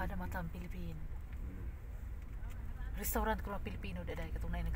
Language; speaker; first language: Arabic; non-native, learner; Filipino